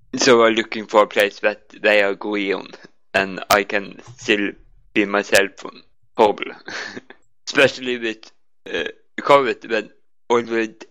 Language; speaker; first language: English; non-native, learner; Norwegian